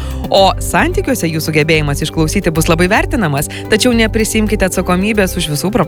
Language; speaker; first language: Lithuanian; native; Lithuanian